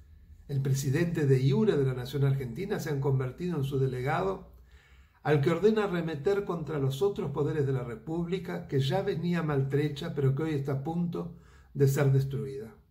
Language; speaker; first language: Spanish; native; Spanish